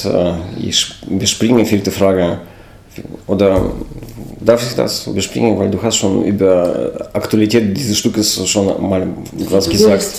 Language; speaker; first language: German; non-native, fluent; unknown